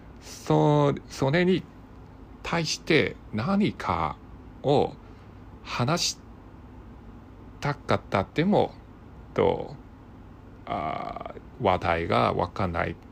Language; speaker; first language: Japanese; non-native, learner; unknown